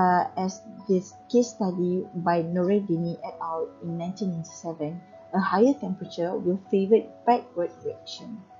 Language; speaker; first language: English; non-native, local second language; Malay